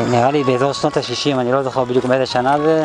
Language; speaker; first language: Hebrew; native; Hebrew